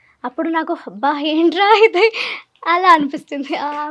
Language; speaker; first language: Telugu; non-native, learner; Malayalam